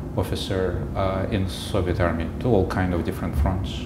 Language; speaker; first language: English; non-native, fluent; Russian